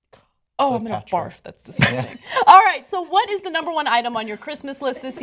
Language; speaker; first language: English; native; English